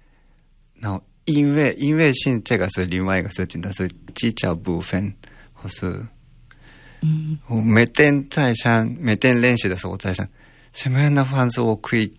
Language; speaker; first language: Chinese; non-native, fluent; Japanese